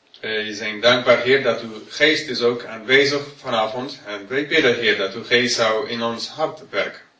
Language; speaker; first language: Dutch; non-native, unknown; English